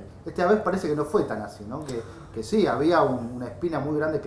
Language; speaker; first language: Spanish; native; Spanish